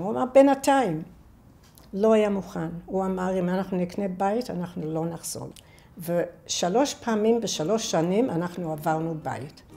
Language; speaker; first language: Hebrew; non-native, fluent; English